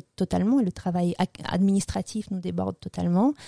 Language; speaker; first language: French; early bilingual, other home language; Russian